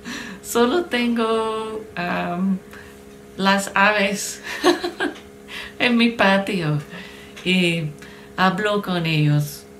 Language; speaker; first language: Spanish; non-native, learner; English